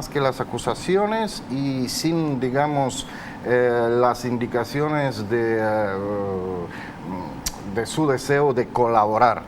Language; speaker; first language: Spanish; non-native, fluent; Russian